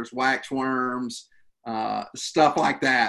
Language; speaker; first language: English; native; English